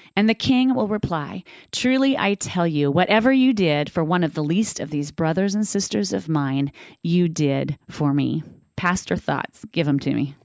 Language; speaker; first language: English; native; English